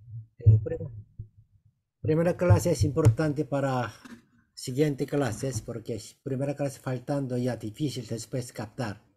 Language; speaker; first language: Spanish; non-native, learner; Korean